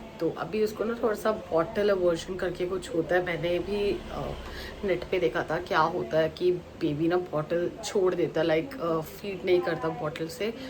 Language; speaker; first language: Hindi; native; Hindi